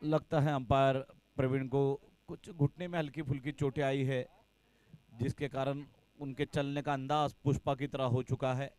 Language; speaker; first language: Hindi; non-native, local second language; Marathi